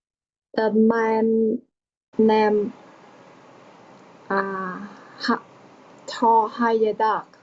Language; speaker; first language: English; non-native, learner; Vietnamese